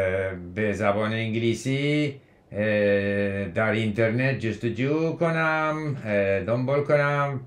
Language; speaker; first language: Persian; non-native, learner; English